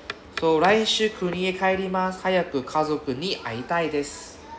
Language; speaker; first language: Japanese; non-native, fluent; English